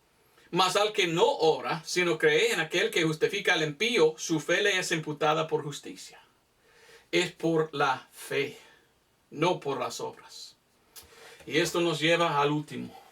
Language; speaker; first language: Spanish; non-native, fluent; English